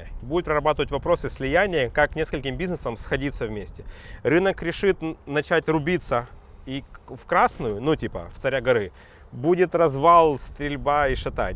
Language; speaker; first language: Russian; native; Russian